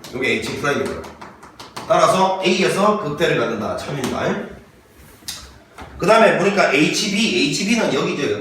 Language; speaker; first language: Korean; native; Korean